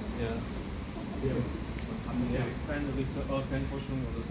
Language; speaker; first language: German; non-native, fluent; Russian